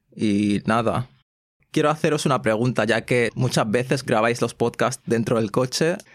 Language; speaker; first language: Spanish; native; Spanish